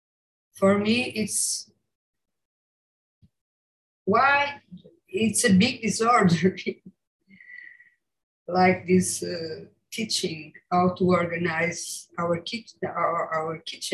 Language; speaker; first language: English; non-native, learner; Portuguese